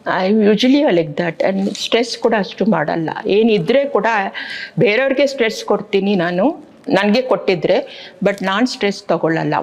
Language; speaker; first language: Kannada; non-native, local second language; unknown